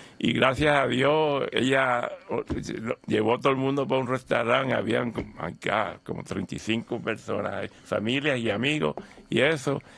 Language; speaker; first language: Spanish; early bilingual, heritage; Spanish